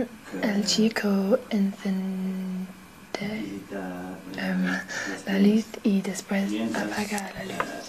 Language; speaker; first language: Spanish; non-native, learner; English